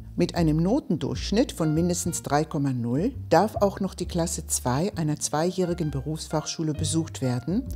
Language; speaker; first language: German; non-native, fluent; Greek